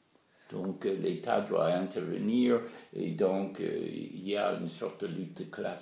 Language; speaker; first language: French; non-native, fluent; English